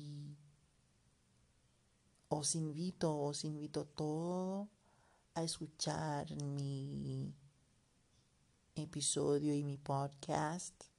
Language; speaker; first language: Spanish; non-native, learner; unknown